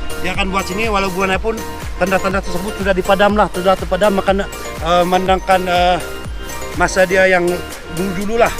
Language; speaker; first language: Malay; non-native, local second language; Central Dusun